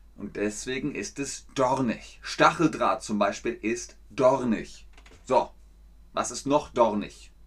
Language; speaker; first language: German; native; German